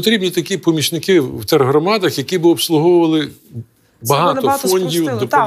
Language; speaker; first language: Ukrainian; native; Ukrainian